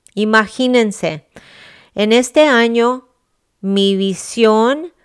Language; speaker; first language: Spanish; early bilingual, heritage; Spanish